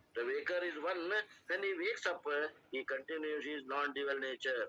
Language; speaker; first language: English; non-native, local second language; Kannada